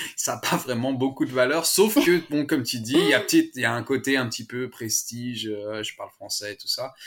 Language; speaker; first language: French; native; French